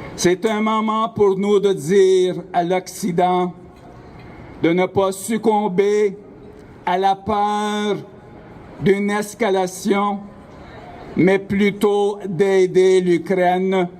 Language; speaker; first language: French; non-native, local second language; Ukrainian